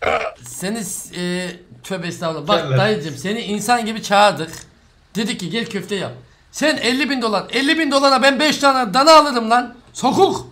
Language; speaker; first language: Turkish; native; Turkish